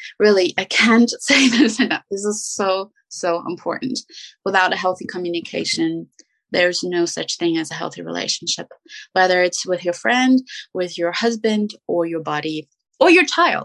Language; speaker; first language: English; non-native, fluent; German